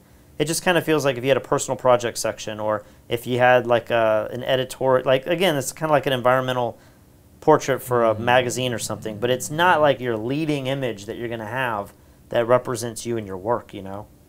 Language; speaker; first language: English; native; English